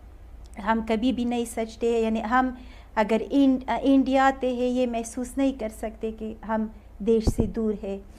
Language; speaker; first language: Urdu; non-native, fluent; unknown